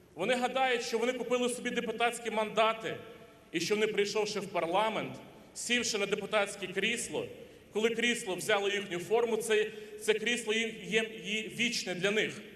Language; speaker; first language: Ukrainian; native; Ukrainian